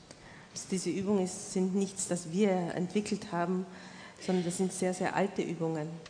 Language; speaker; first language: German; non-native, fluent; Danish